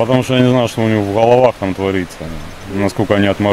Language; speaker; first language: Russian; native; Russian